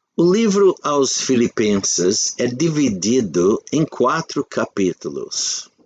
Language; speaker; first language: Portuguese; non-native, fluent; English